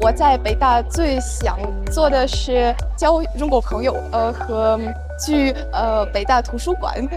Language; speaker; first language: Chinese; non-native, learner; Russian